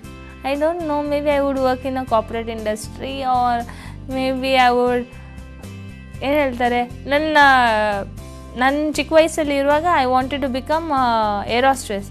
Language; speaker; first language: Kannada; non-native, local second language; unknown